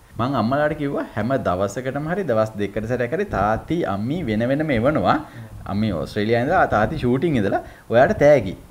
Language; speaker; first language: Sinhala; native; Sinhala